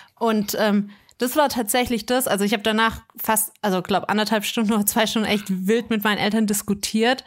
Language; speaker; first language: German; native; German